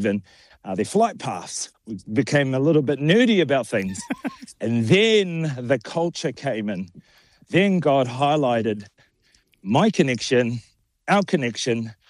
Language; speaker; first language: English; native; English